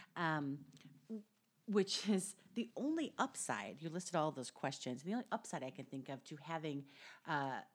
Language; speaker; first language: English; native; English